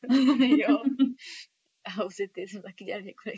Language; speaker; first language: Czech; early bilingual, heritage; Czech